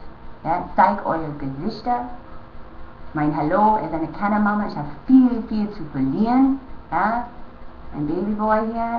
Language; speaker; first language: German; non-native, fluent; English